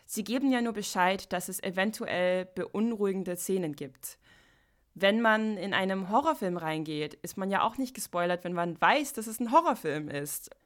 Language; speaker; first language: German; non-native, fluent; English